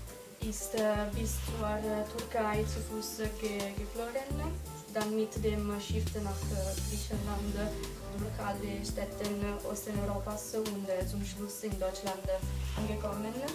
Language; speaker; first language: German; non-native, learner; Italian